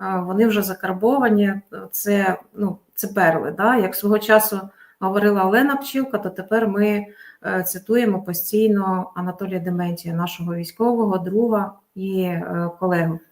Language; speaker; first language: Ukrainian; native; Ukrainian